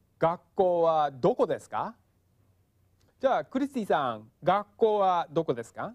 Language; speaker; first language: Japanese; non-native, fluent; English